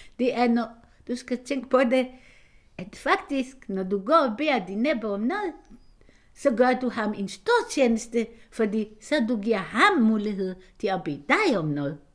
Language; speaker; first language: Danish; non-native, fluent; Hebrew